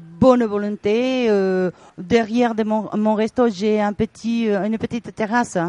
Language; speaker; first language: French; non-native, fluent; Spanish